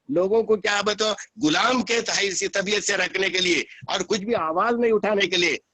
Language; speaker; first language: Hindi; non-native, local second language; Telugu